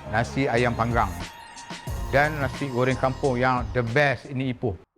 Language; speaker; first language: Malay; native; Malay